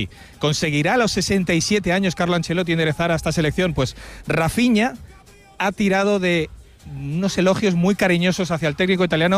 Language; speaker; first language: Spanish; native; Spanish